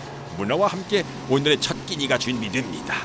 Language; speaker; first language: Korean; native; Korean